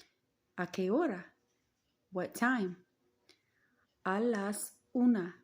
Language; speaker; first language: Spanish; non-native, learner; English